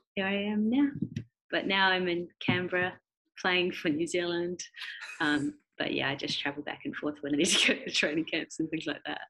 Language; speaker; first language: English; native; English